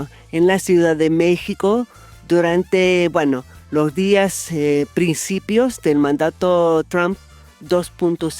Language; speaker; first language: Spanish; non-native, fluent; English